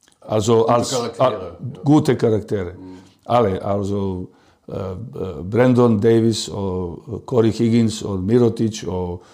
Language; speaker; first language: German; non-native, learner; Serbian